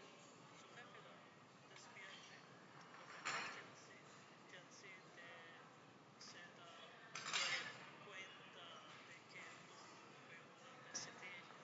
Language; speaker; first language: Spanish; non-native, learner; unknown